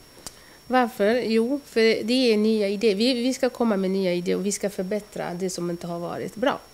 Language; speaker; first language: Swedish; early bilingual, other home language; Lingala